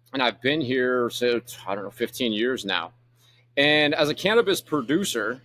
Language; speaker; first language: English; native; English